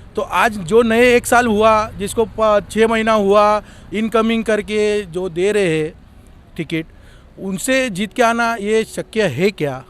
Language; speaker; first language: Hindi; non-native, local second language; Marathi